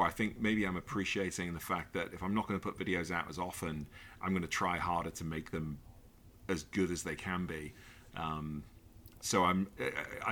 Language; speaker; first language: English; native; English